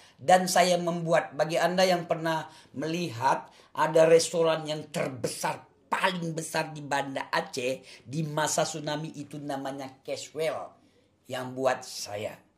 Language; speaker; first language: Indonesian; non-native, local second language; Achinese